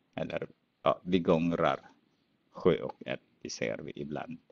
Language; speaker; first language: Swedish; non-native, fluent; Filipino